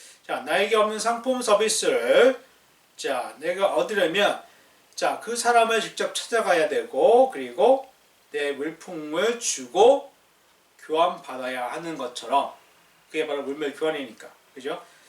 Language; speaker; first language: Korean; native; Korean